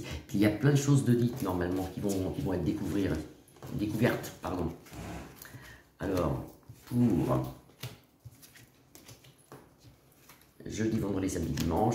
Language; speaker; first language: French; native; French